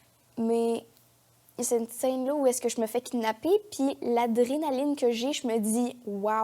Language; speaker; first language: French; native; French